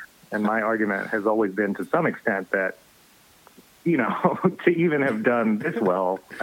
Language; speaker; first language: English; native; English